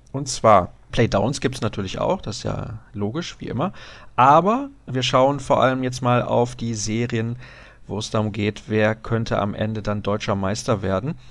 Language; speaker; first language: German; native; German